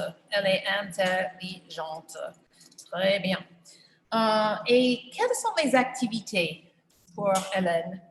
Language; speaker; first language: French; non-native, fluent; English